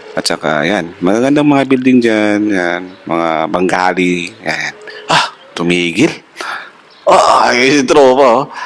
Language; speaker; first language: Filipino; non-native, local second language; Hiligaynon